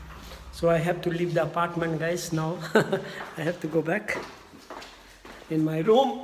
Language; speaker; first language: English; non-native, learner; Hindi